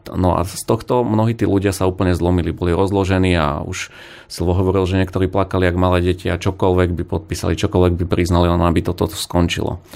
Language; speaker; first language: Slovak; native; Slovak